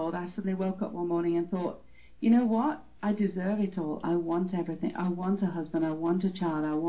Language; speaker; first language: English; native; English